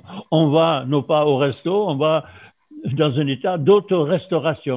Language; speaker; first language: French; non-native, fluent; German